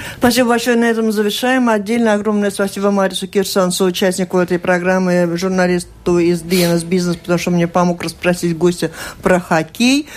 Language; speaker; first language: Russian; native; Russian